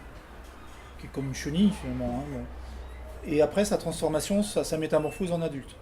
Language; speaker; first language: French; native; French